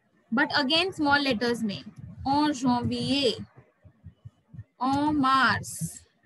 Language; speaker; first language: French; non-native, fluent; Hindi